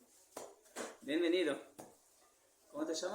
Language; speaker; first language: Spanish; non-native, fluent; Portuguese